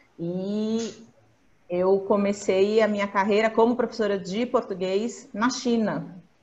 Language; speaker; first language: Portuguese; native; Portuguese